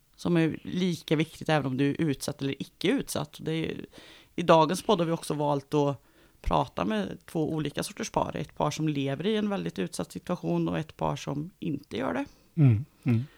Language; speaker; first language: Swedish; native; Swedish